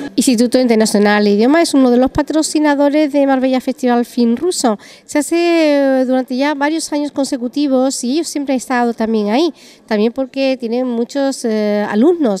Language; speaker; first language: Spanish; native; Spanish